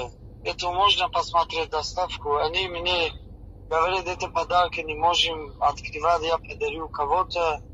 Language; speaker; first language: Russian; non-native, learner; Tajik